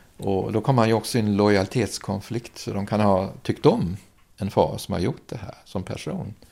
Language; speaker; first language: Swedish; early bilingual, other home language; German